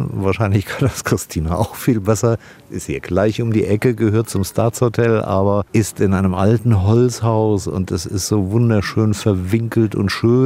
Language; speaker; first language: German; native; German